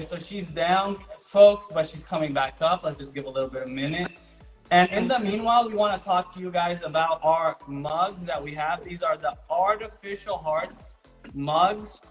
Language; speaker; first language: English; non-native, fluent; Portuguese